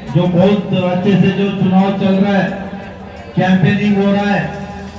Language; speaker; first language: Hindi; non-native, local second language; Kannada